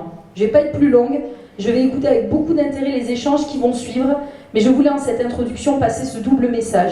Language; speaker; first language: French; native; French